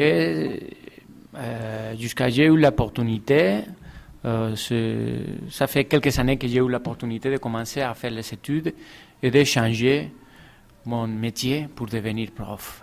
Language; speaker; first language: French; non-native, fluent; Spanish